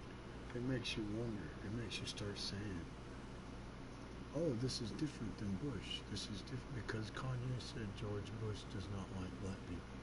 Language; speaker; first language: English; native; English